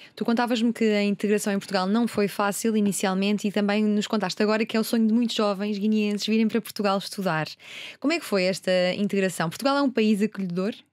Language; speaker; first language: Portuguese; native; Portuguese